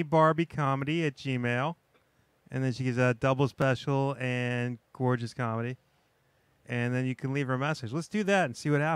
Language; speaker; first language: English; native; English